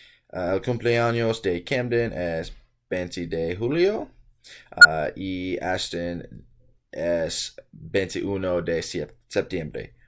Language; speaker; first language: Spanish; non-native, learner; English